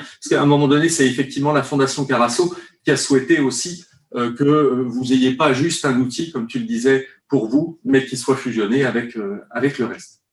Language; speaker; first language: French; native; French